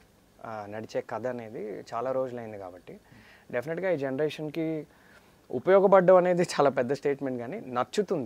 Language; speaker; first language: Telugu; native; Telugu